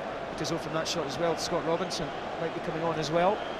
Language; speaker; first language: English; native; English